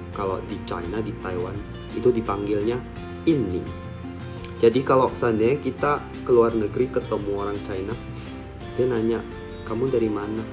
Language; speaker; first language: Indonesian; native; Indonesian